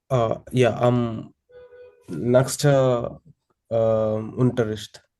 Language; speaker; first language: German; non-native, learner; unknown